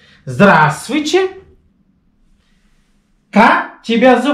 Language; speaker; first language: Russian; non-native, fluent; Indonesian